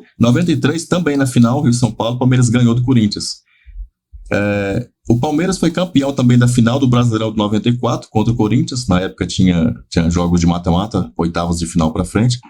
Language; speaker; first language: Portuguese; native; Portuguese